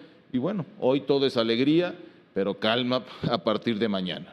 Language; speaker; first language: Spanish; native; Spanish